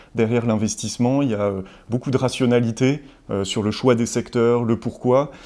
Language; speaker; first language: French; native; French